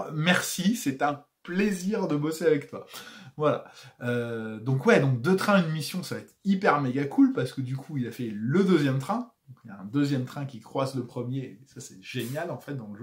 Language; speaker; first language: French; native; French